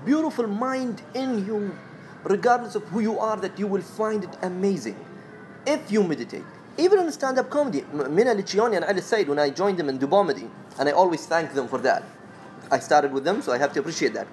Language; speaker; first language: English; non-native, fluent; Arabic